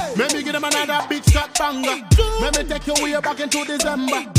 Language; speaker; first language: Italian; native; Italian